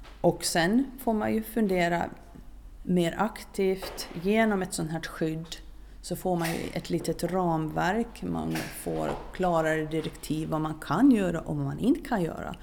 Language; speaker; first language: Swedish; native; Swedish